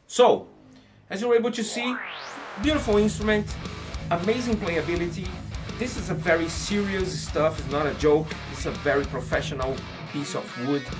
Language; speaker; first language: English; non-native, fluent; Portuguese